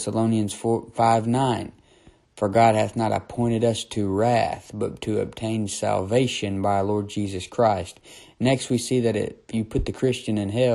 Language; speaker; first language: English; native; English